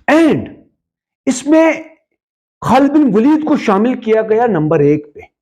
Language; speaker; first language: Urdu; native; Urdu